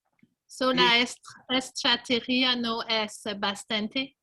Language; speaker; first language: Spanish; non-native, learner; English